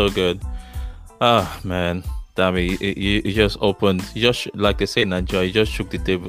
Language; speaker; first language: English; non-native, local second language; Yoruba